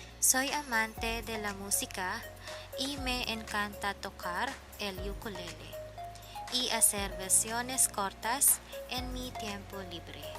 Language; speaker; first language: Spanish; non-native, learner; Filipino